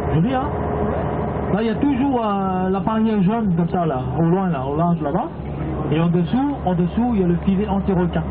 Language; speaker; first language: French; non-native, fluent; Cantonese